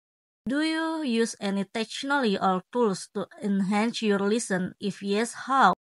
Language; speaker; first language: English; non-native, learner; Indonesian